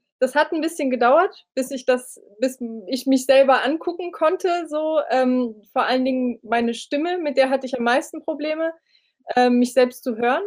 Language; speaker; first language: German; early bilingual, other home language; Romanian